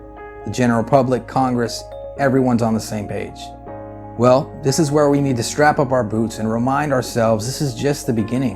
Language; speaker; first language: English; native; English